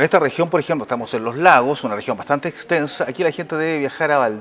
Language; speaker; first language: Spanish; native; Spanish